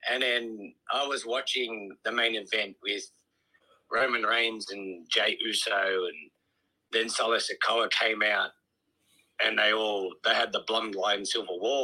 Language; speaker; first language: English; native; English